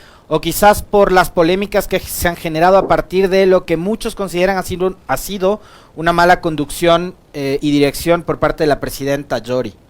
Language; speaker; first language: Spanish; native; Spanish